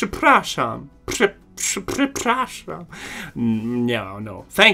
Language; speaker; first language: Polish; non-native, learner; German